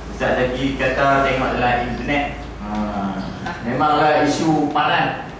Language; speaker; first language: Malay; native; Malay